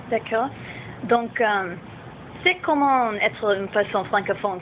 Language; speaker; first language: French; non-native, learner; English